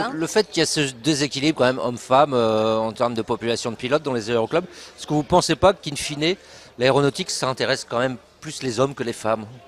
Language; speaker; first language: French; native; French